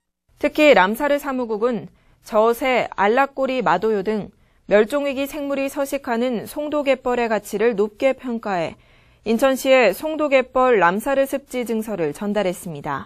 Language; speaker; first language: Korean; native; Korean